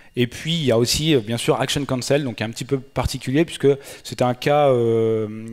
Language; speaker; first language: French; native; French